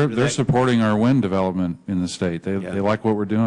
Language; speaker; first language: English; native; English